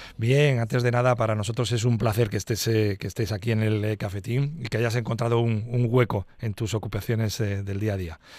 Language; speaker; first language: Spanish; native; Spanish